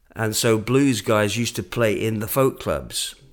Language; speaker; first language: English; native; English